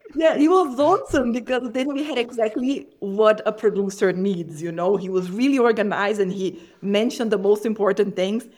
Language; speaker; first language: English; non-native, fluent; Portuguese